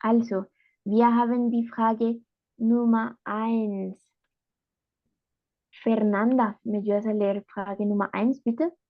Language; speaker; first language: German; non-native, fluent; Spanish